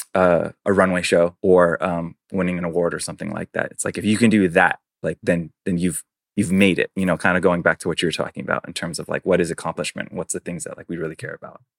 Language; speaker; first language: English; early bilingual, other home language; Chinese